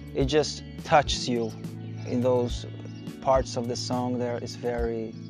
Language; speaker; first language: English; non-native, fluent; Portuguese